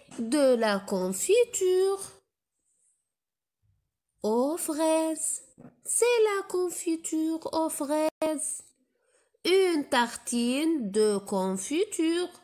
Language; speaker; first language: French; non-native, local second language; Arabic